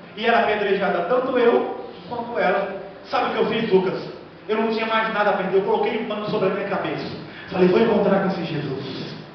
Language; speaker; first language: Portuguese; native; Portuguese